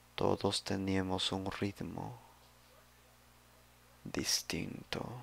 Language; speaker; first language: Spanish; native; Spanish